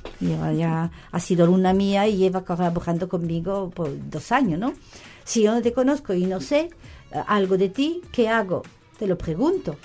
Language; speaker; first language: Spanish; non-native, fluent; French